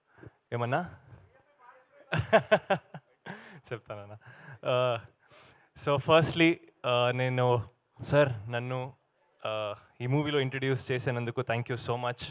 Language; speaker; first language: Telugu; non-native, learner; Kannada